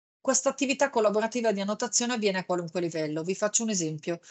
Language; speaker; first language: Italian; native; Italian